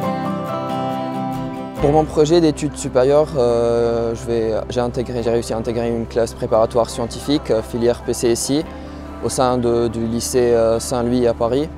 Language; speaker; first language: French; non-native, local second language; Arabic